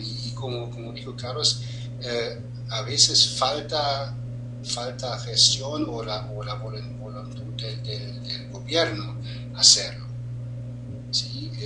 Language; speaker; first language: Spanish; non-native, fluent; German